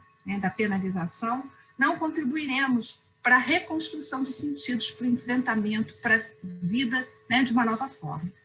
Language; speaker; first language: Portuguese; native; Portuguese